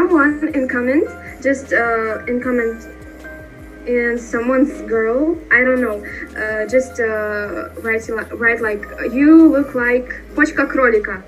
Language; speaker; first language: English; non-native, learner; Russian